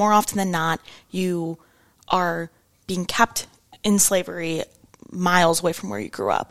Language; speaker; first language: English; native; English